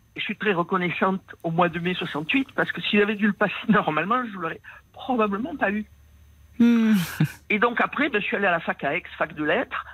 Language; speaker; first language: French; native; French